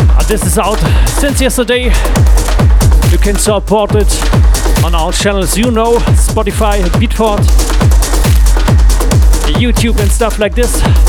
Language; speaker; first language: English; non-native, fluent; German